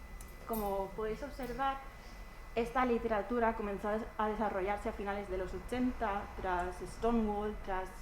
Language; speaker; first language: Spanish; native; Spanish